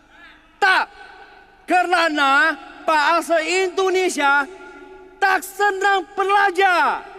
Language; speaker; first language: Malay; non-native, learner; Chinese